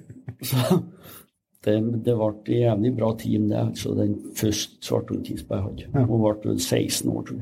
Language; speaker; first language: Norwegian; native; Norwegian